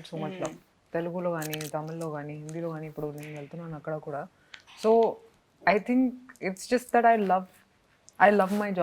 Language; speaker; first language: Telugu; non-native, local second language; Hindi